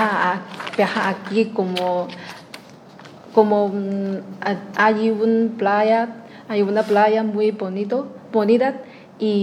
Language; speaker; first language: Spanish; non-native, learner; Chinese